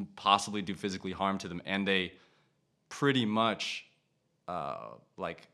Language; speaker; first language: English; native; English